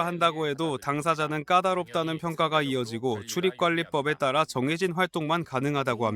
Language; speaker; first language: Korean; native; Korean